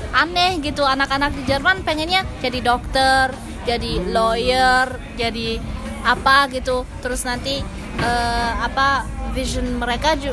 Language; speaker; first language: Indonesian; early bilingual, heritage; Indonesian